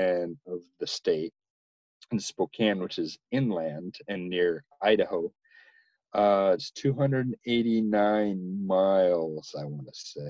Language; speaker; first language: English; native; English